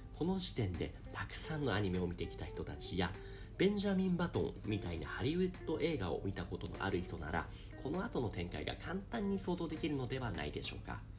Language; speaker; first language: Japanese; native; Japanese